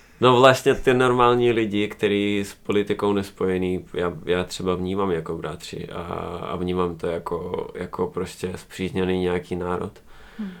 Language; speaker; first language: Czech; non-native, fluent; Russian